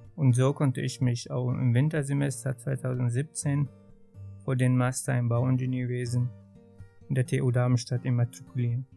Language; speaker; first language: German; non-native, fluent; Arabic